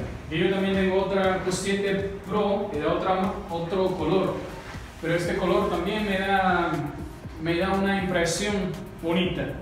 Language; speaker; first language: Spanish; non-native, learner; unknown